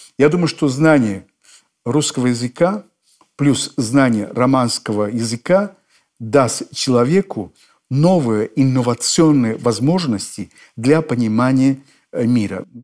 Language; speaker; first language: Russian; non-native, fluent; Spanish